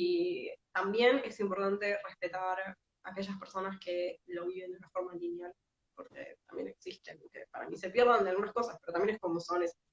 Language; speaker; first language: Spanish; native; Spanish